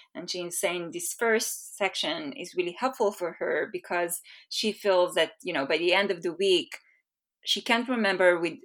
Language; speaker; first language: English; non-native, fluent; Hebrew